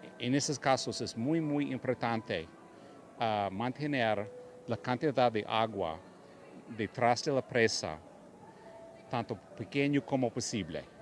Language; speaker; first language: Spanish; non-native, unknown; English